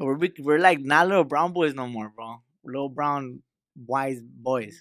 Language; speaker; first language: English; early bilingual, other home language; Spanish